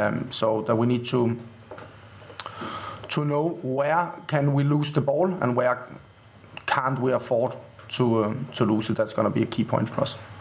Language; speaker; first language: English; non-native, fluent; Danish